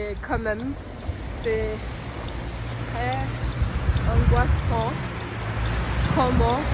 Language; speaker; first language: French; non-native, learner; Portuguese